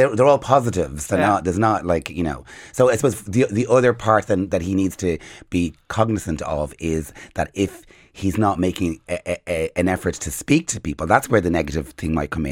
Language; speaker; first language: English; native; English